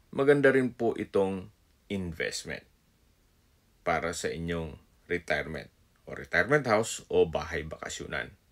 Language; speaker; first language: Filipino; non-native, local second language; Bikol